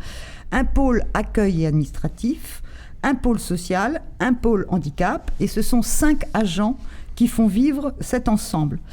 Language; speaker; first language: French; native; French